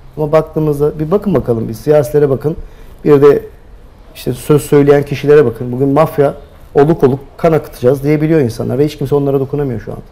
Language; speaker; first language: Turkish; native; Turkish